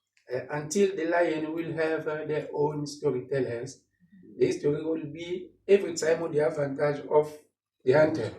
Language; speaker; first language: English; non-native, fluent; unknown